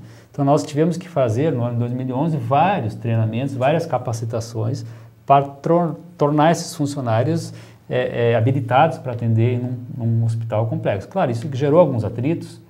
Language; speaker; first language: Portuguese; native; Portuguese